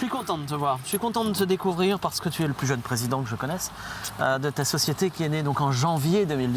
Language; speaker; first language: French; native; French